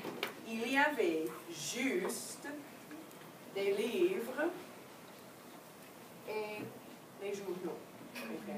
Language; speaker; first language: French; non-native, fluent; English